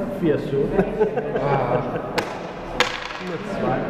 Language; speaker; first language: German; non-native, learner; Greek